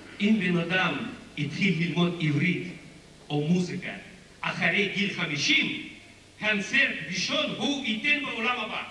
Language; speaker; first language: Hebrew; non-native, learner; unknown